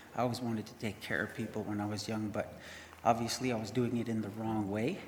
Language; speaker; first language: English; native; English